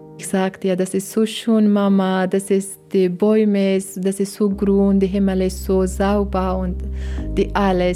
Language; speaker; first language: German; non-native, learner; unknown